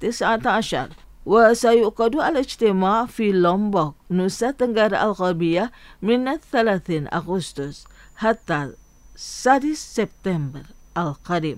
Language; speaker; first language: Arabic; non-native, fluent; Indonesian